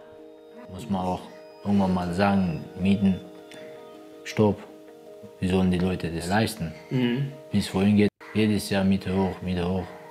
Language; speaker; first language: German; non-native, fluent; Turkish